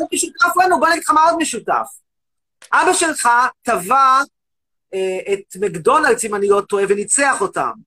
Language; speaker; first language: Hebrew; native; Hebrew